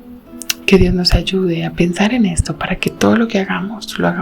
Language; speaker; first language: Spanish; native; Spanish